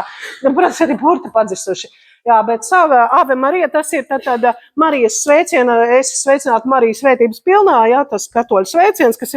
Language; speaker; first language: Latvian; native; Latvian